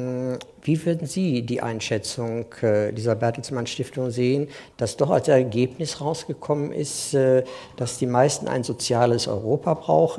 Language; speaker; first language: German; native; German